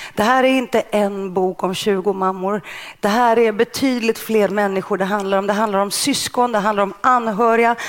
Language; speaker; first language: Swedish; early bilingual, other home language; Greek